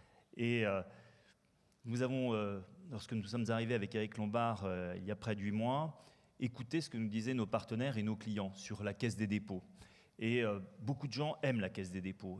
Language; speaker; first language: French; native; French